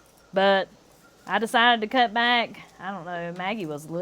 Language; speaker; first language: English; native; English